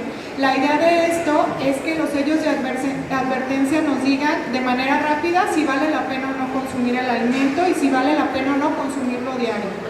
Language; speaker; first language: Spanish; native; Spanish